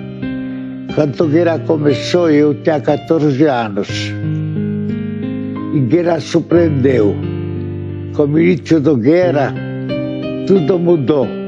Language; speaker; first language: Portuguese; non-native, fluent; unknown